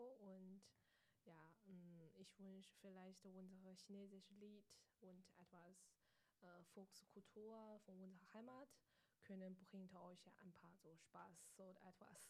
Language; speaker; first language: German; non-native, learner; Chinese